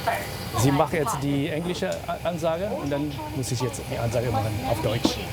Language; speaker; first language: German; non-native, fluent; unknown